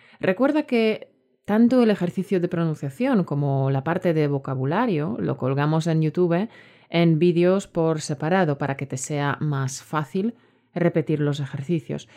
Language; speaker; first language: Spanish; native; Spanish